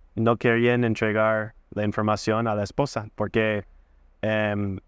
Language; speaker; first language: Spanish; non-native, fluent; English